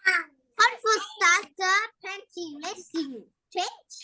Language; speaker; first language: English; non-native, learner; Vietnamese